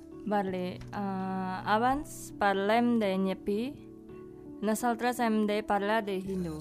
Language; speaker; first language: Catalan; non-native, learner; Indonesian